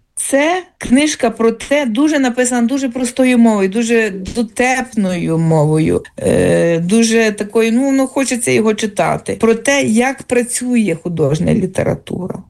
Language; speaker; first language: Ukrainian; native; Ukrainian